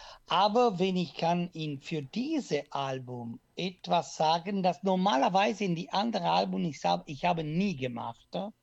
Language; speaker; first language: German; non-native, learner; Italian